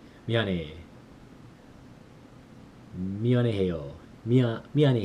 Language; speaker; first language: Korean; non-native, learner; English